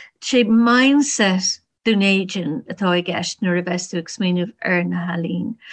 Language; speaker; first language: Irish; non-native, learner; English